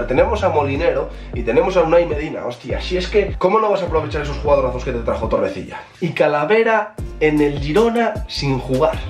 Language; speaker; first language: Spanish; native; Spanish